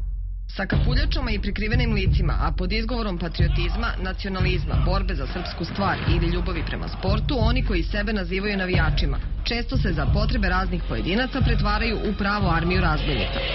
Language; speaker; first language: Serbian; native; Serbian